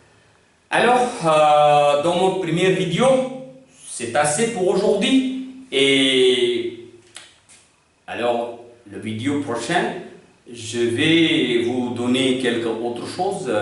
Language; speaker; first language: French; non-native, learner; Hindi